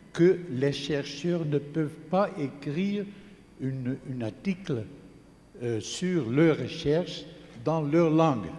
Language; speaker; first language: French; non-native, fluent; Dutch